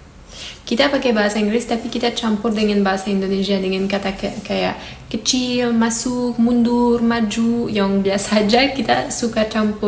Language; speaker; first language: Indonesian; non-native, learner; Japanese